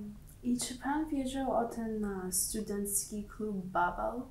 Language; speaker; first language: Polish; early bilingual, heritage; Polish